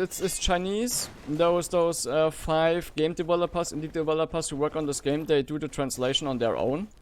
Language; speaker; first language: English; non-native, fluent; German